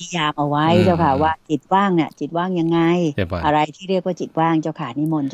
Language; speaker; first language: Thai; native; Thai